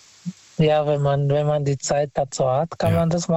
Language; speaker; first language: German; non-native, fluent; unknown